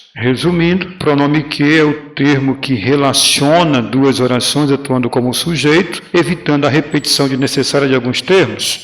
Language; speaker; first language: Portuguese; native; Portuguese